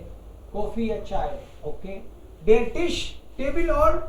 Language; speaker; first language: Hindi; native; Hindi